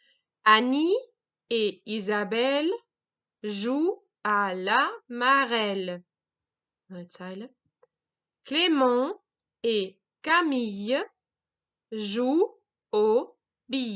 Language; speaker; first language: French; non-native, fluent; German